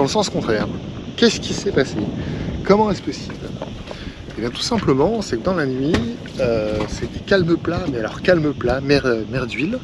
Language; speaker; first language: French; native; French